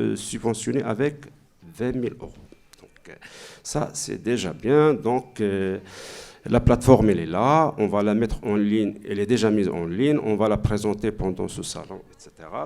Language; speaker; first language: French; non-native, local second language; Arabic